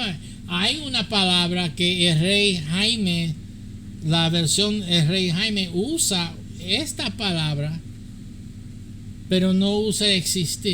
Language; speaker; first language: Spanish; early bilingual, heritage; English